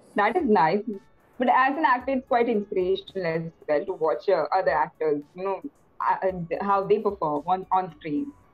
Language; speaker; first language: English; non-native, local second language; Hindi